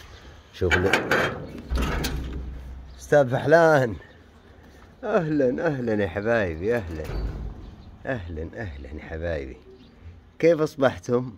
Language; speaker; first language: Arabic; native; Arabic